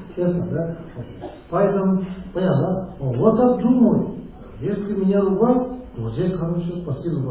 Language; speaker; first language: Russian; non-native, learner; Tibetan